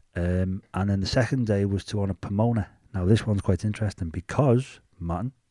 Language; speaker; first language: English; native; English